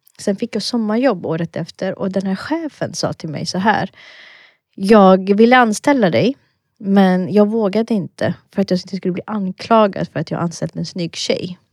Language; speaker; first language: Swedish; early bilingual, other home language; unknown